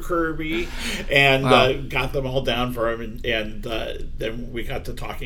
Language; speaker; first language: English; native; English